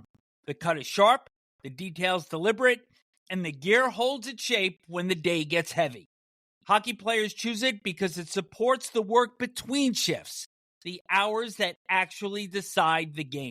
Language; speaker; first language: English; native; English